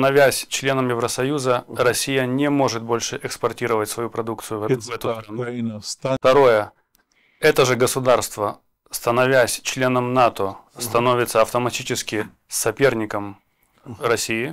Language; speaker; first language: Russian; native; Russian